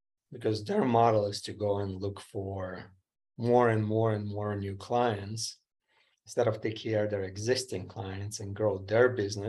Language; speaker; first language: English; non-native, fluent; Ukrainian